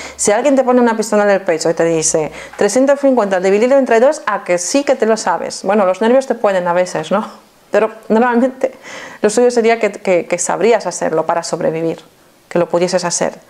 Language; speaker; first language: Spanish; non-native, fluent; Polish